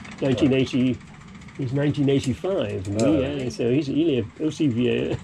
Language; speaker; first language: French; non-native, learner; English